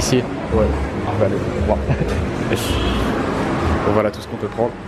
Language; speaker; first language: French; native; French